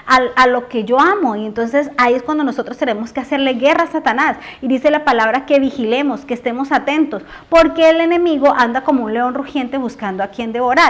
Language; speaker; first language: Spanish; native; Spanish